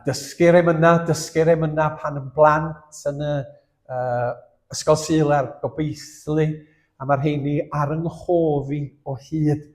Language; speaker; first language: Welsh; native; Welsh